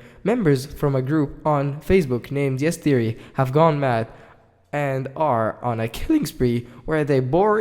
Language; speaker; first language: English; native; English